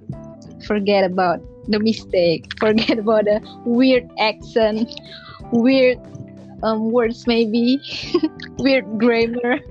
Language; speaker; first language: English; non-native, learner; Indonesian